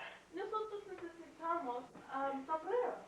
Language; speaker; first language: Spanish; non-native, learner; English